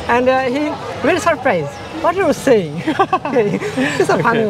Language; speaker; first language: English; non-native, learner; Bangla